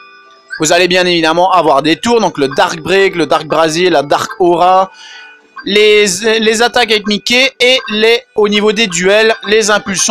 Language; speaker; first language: French; native; French